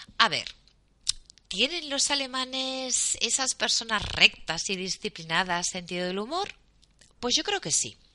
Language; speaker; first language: Spanish; native; Spanish